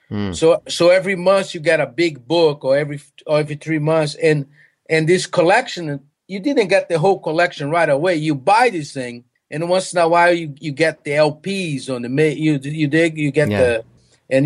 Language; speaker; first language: English; non-native, fluent; Portuguese